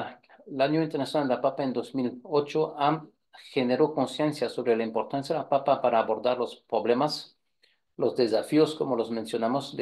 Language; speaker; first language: Spanish; non-native, fluent; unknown